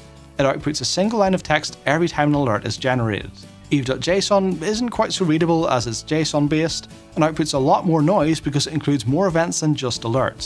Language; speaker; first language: English; native; English